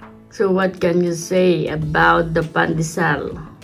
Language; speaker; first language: English; non-native, local second language; Filipino